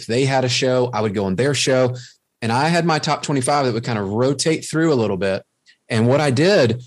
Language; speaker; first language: English; native; English